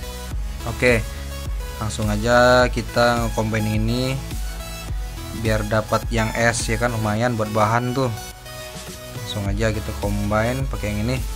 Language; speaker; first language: Indonesian; native; Indonesian